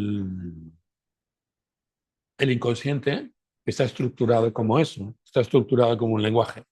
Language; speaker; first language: Spanish; native; Spanish